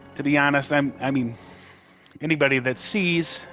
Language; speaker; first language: English; native; English